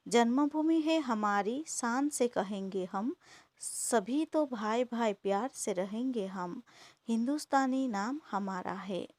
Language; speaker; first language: Hindi; non-native, local second language; Assamese